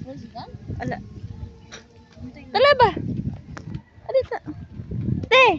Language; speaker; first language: Filipino; non-native, local second language; Cebuano